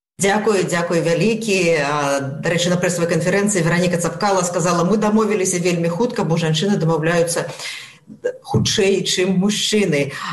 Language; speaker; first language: Belarusian; native; Belarusian